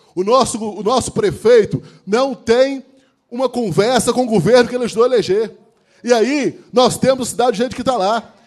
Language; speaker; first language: Portuguese; native; Portuguese